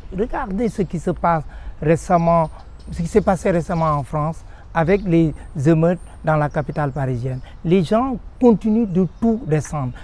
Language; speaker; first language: French; non-native, local second language; Wolof